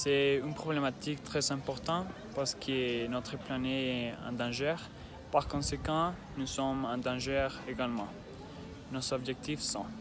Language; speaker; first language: French; non-native, learner; Spanish